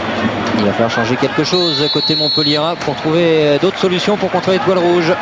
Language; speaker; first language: French; native; French